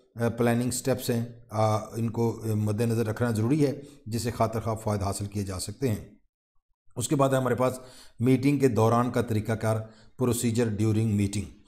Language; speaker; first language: Urdu; non-native, local second language; Punjabi